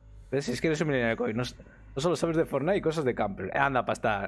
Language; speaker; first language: Spanish; native; Spanish